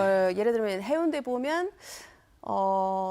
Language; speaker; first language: Korean; non-native, fluent; English